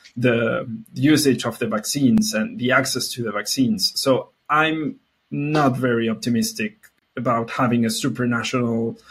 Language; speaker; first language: English; non-native, fluent; Spanish